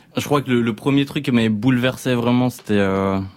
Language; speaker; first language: French; native; French